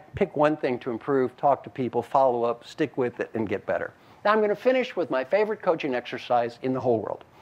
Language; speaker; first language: English; native; English